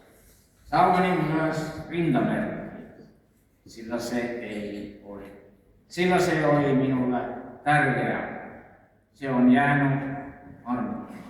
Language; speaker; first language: Finnish; non-native, local second language; Estonian